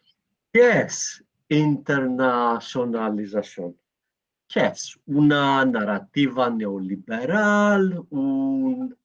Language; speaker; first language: Spanish; non-native, learner; Greek